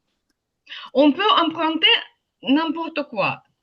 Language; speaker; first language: French; non-native, fluent; Ukrainian